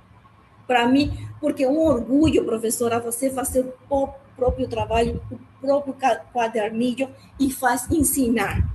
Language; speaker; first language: Portuguese; non-native, learner; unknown